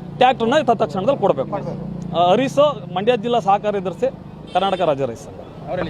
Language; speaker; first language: Kannada; native; Kannada